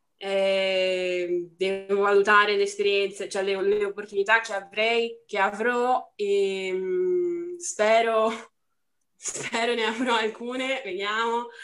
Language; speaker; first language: Italian; non-native, fluent; Portuguese